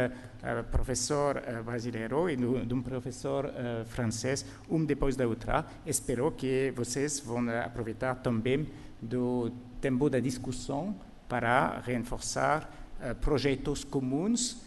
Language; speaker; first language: Portuguese; non-native, fluent; French